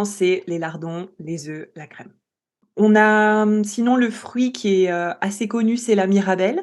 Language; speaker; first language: French; native; French